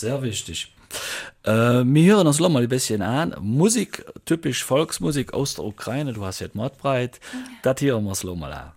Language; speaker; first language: German; native; German